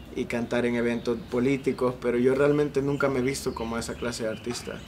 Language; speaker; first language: Spanish; native; Spanish